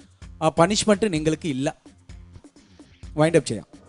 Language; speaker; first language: Malayalam; non-native, local second language; Tamil